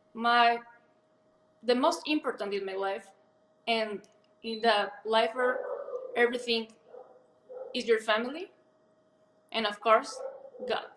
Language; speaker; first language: English; non-native, fluent; Spanish